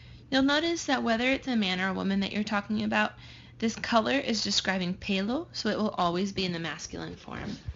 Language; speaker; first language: English; native; English